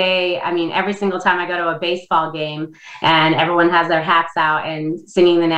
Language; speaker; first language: English; non-native, fluent; Indonesian